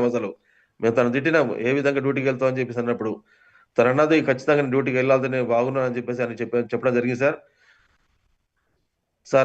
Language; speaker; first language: Telugu; native; Telugu